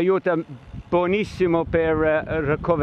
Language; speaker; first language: Italian; non-native, learner; English